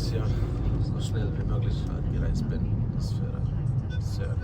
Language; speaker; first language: German; non-native, learner; Hindi